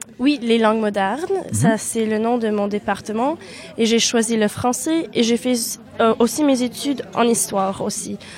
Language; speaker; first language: French; non-native, fluent; Polish